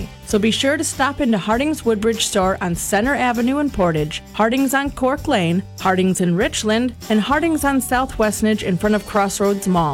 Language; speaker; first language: English; native; English